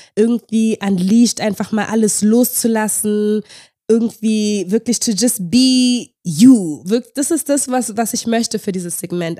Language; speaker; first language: German; native; German